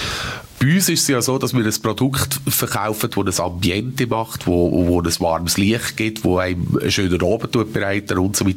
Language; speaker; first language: German; native; German